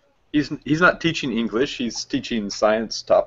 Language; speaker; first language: English; native; English